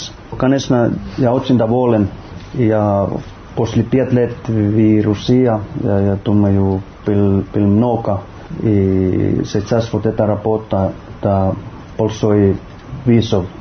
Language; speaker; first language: Russian; non-native, learner; Finnish